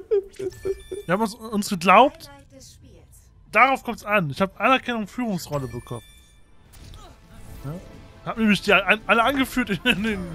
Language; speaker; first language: German; native; German